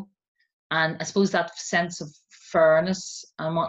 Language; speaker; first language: English; native; English